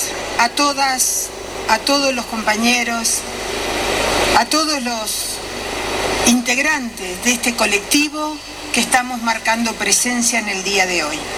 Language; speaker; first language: Spanish; native; Spanish